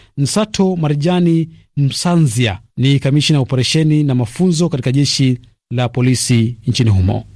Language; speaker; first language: Swahili; non-native, local second language; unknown